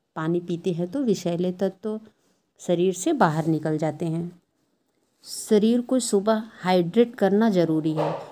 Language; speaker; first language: Hindi; native; Hindi